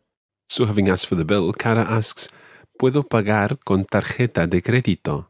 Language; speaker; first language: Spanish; non-native, fluent; English